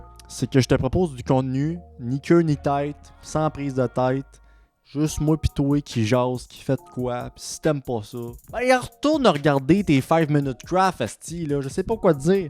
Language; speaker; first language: French; native; French